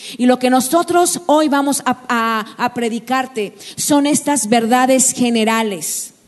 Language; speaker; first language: Spanish; native; Spanish